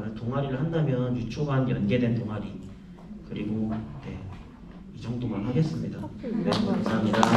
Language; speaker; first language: Korean; native; Korean